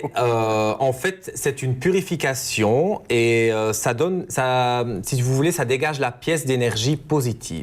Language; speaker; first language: French; native; French